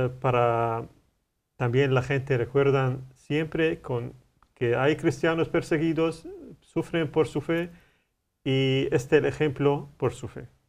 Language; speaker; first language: Spanish; non-native, learner; Arabic